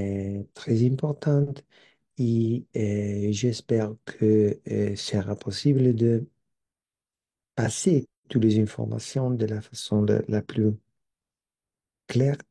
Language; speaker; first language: French; non-native, learner; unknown